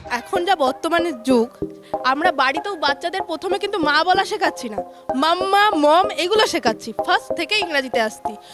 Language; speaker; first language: Bangla; native; Bangla